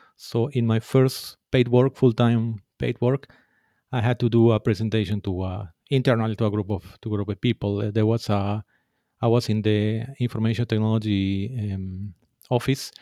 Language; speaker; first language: English; non-native, fluent; Spanish